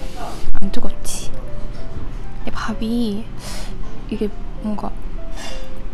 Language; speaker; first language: Korean; non-native, fluent; Japanese